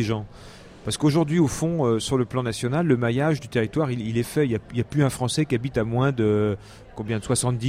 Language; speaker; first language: French; native; French